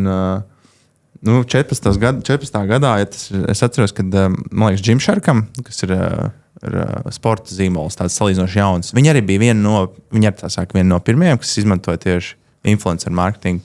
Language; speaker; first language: Latvian; native; Latvian